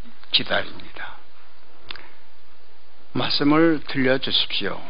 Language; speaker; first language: Korean; native; Korean